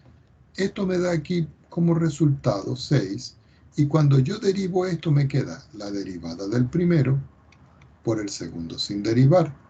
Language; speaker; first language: Spanish; native; Spanish